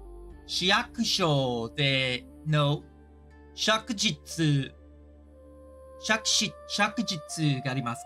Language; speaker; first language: Japanese; non-native, learner; English